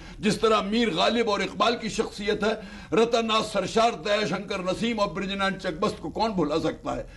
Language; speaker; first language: Urdu; native; Urdu